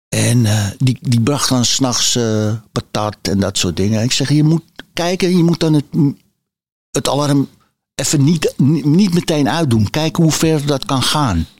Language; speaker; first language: Dutch; native; Dutch